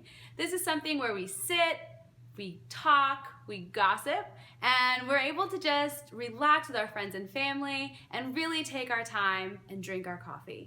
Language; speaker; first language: English; early bilingual, other home language; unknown